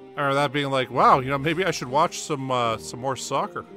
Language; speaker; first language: English; native; English